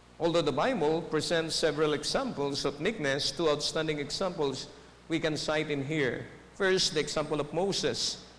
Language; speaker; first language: English; non-native, local second language; Filipino